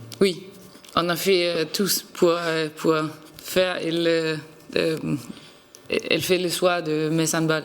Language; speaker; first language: French; non-native, learner; Danish